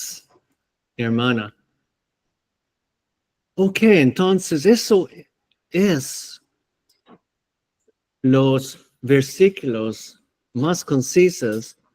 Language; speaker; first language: Spanish; non-native, fluent; English